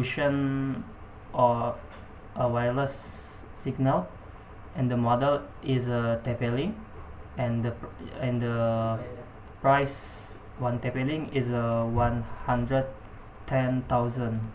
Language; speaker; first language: English; non-native, learner; Indonesian